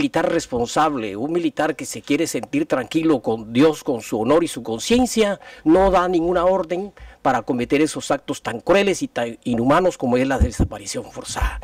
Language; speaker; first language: Spanish; native; Spanish